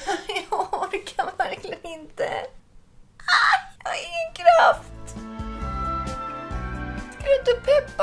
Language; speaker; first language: Swedish; native; Swedish